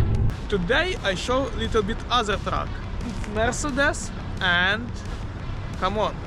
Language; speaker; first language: English; non-native, learner; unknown